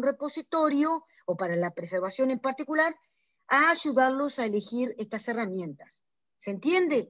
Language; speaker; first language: Spanish; native; Spanish